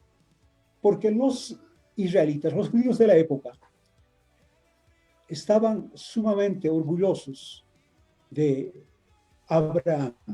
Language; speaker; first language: Spanish; native; Spanish